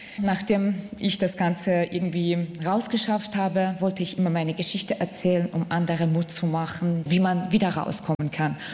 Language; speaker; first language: German; non-native, fluent; Central Kurdish